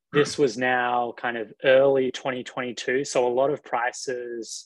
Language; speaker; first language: English; native; English